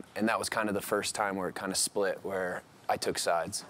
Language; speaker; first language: English; native; English